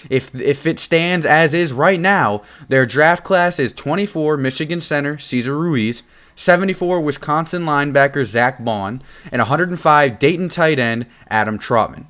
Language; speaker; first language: English; native; English